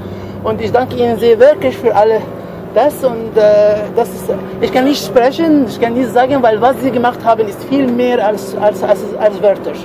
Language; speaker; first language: German; non-native, fluent; Arabic